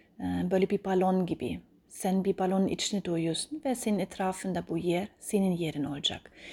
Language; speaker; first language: Turkish; early bilingual, heritage; Turkish